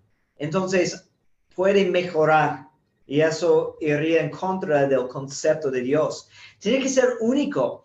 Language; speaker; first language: Spanish; non-native, fluent; English